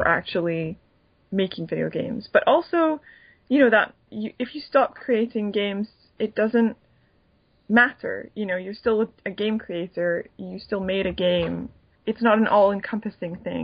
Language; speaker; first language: English; native; English